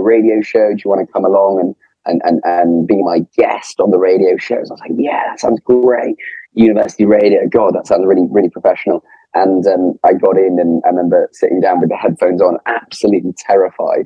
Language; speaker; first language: English; native; English